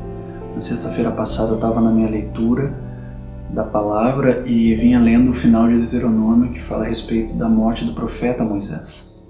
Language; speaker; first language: Portuguese; native; Portuguese